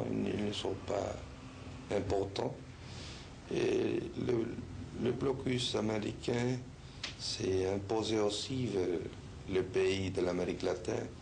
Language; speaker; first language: French; non-native, fluent; Spanish